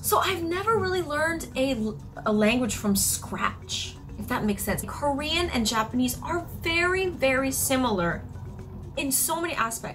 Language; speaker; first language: English; early bilingual, other home language; Japanese